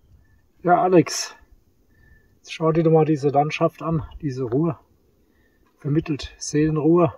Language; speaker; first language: German; native; German